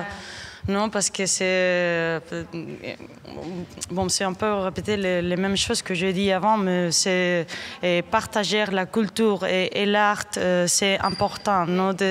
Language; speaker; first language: French; non-native, learner; Spanish